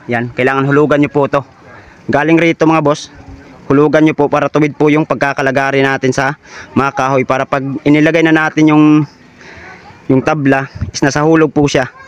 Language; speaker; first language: Filipino; non-native, local second language; Cebuano